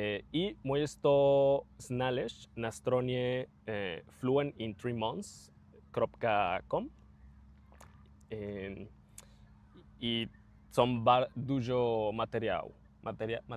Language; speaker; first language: Polish; non-native, learner; Spanish